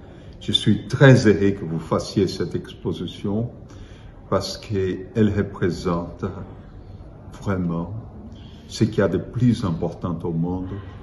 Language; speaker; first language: French; non-native, fluent; Portuguese